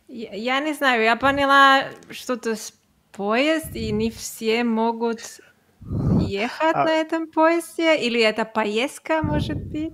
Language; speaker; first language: Russian; non-native, learner; Catalan